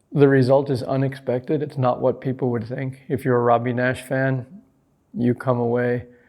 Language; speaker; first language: English; native; English